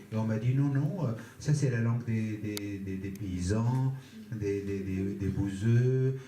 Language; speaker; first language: French; non-native, fluent; Kurdish